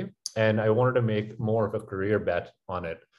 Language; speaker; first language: English; non-native, local second language; Urdu